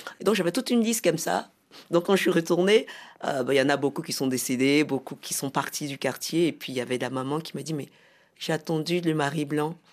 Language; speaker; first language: French; native; French